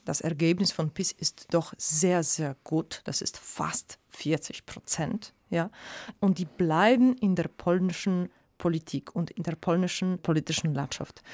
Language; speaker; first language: German; non-native, fluent; Polish